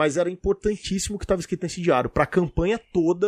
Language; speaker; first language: Portuguese; native; Portuguese